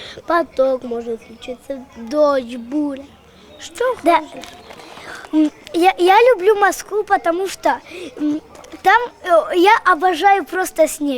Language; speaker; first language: Russian; non-native, local second language; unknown